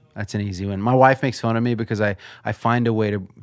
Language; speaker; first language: English; early bilingual, other home language; Swedish